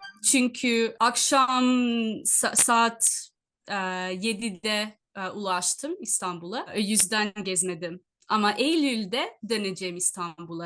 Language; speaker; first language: Turkish; non-native, fluent; Telugu